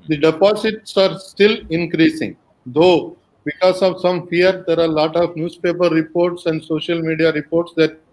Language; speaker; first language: English; non-native, local second language; Tamil